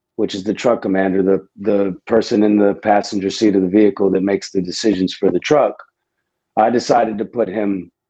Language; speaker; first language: English; native; English